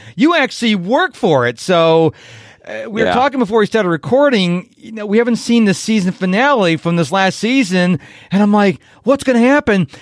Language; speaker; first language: English; native; English